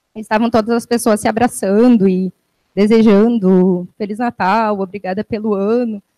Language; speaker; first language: Portuguese; native; Portuguese